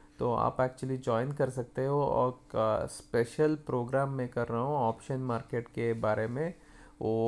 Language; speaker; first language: Hindi; non-native, local second language; Kannada